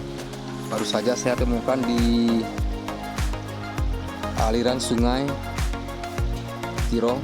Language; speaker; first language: Indonesian; non-native, local second language; Achinese